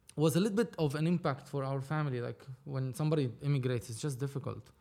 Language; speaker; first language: English; non-native, fluent; Arabic